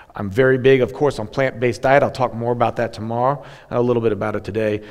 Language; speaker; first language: English; native; English